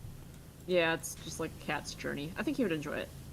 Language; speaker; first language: English; native; English